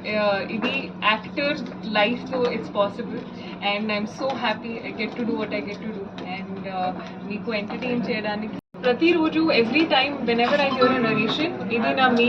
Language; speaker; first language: Telugu; non-native, learner; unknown